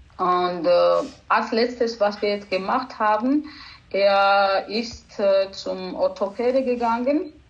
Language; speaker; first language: German; non-native, fluent; Georgian